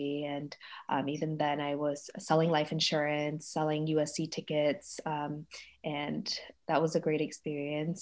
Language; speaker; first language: English; native; English